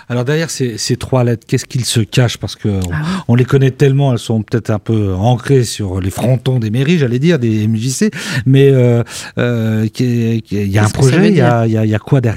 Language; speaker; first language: French; native; French